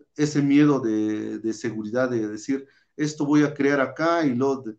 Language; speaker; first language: Spanish; non-native, local second language; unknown